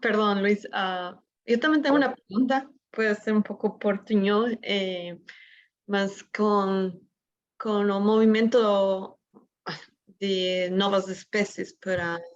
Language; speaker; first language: Portuguese; non-native, learner; Spanish